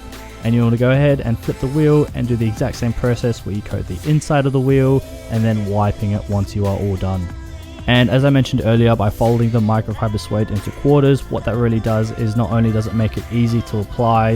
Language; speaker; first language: English; native; English